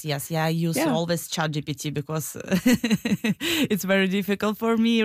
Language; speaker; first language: English; non-native, learner; Ukrainian